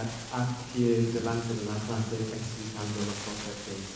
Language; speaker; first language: Spanish; non-native, fluent; English